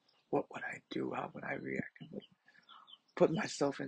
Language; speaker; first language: English; native; English